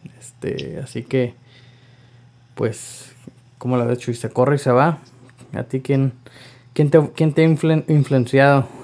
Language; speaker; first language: Spanish; native; Spanish